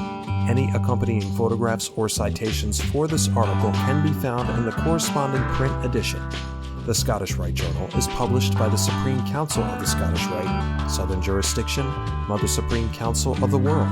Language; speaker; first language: English; native; English